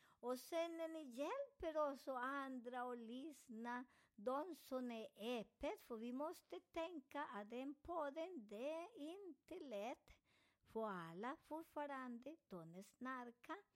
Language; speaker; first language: Swedish; non-native, learner; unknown